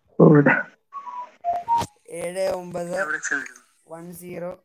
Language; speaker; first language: Malayalam; native; Malayalam